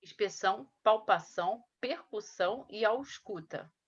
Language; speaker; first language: Portuguese; native; Portuguese